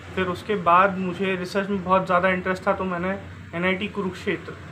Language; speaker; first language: Hindi; native; Hindi